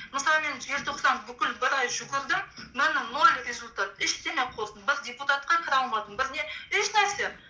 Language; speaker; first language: Kazakh; native; Kazakh